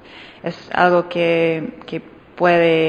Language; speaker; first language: Spanish; non-native, fluent; English